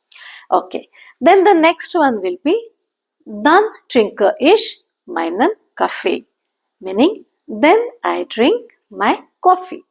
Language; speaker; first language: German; non-native, fluent; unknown